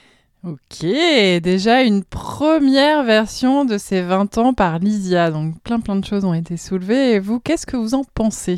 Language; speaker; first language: French; native; French